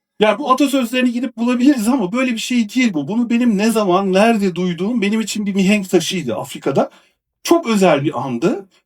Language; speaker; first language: Turkish; native; Turkish